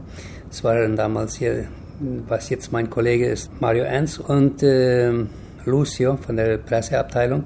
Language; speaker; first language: German; early bilingual, heritage; German